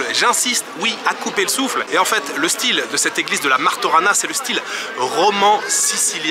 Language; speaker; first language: French; native; French